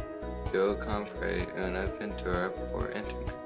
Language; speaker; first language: Spanish; non-native, learner; English